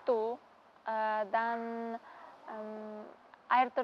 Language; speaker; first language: Indonesian; non-native, learner; Uzbek